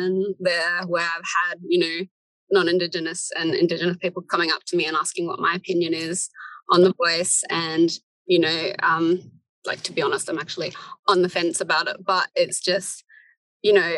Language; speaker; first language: English; native; English